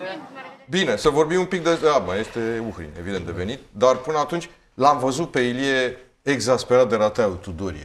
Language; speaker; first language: Romanian; native; Romanian